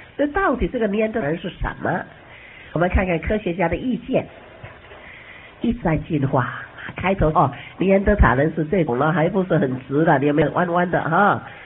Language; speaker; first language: Chinese; native; Chinese